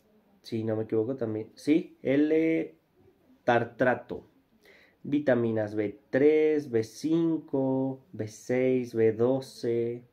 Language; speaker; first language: Spanish; native; Spanish